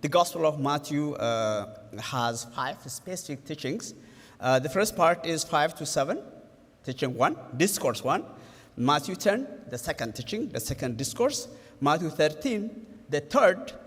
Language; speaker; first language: English; non-native, local second language; Amharic